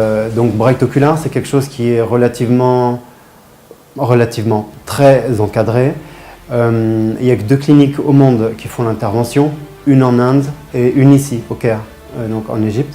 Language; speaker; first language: French; native; French